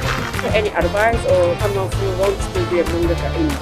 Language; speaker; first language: English; non-native, fluent; Japanese